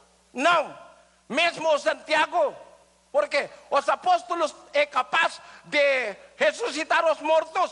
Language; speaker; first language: Portuguese; non-native, learner; Filipino